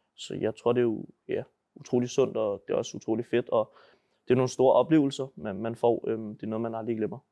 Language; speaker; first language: Danish; native; Danish